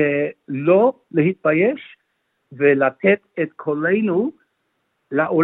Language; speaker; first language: Hebrew; non-native, fluent; English